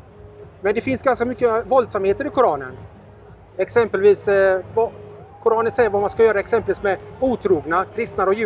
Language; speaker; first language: Swedish; native; Swedish